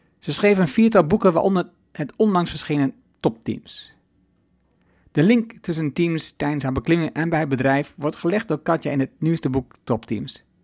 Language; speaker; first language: Dutch; native; Dutch